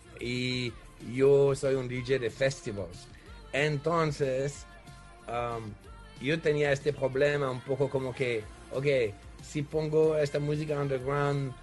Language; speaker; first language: Spanish; non-native, fluent; French